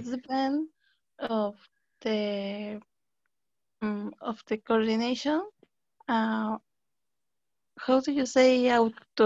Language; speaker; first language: English; non-native, learner; Spanish